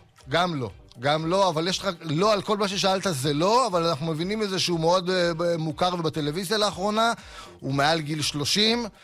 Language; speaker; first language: Hebrew; native; Hebrew